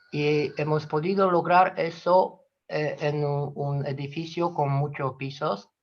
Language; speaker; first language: Spanish; non-native, fluent; Romanian